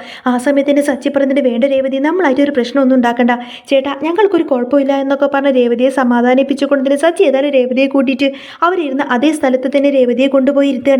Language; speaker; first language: Malayalam; native; Malayalam